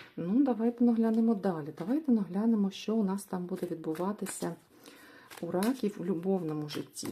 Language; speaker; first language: Ukrainian; non-native, local second language; Russian